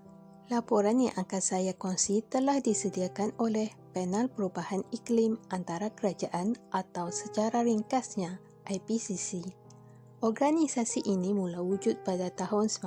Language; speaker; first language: Malay; native; Malay